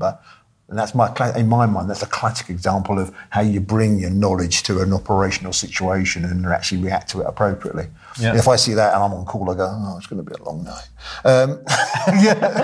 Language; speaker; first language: English; native; English